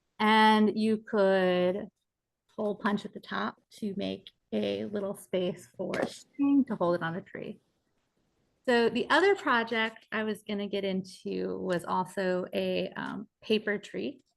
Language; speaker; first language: English; native; English